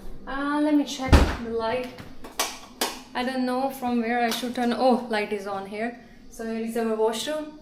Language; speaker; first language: English; non-native, local second language; Hindi